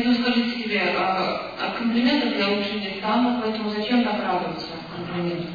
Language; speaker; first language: Russian; native; Russian